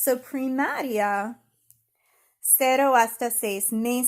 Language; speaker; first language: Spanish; non-native, fluent; English